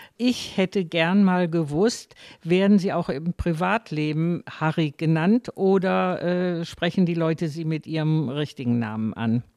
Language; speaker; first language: German; early bilingual, other home language; Greek